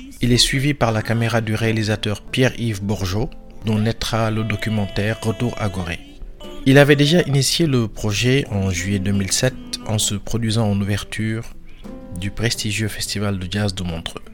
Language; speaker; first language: French; non-native, local second language; Wolof